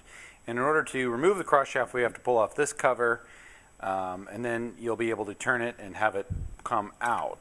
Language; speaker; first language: English; native; English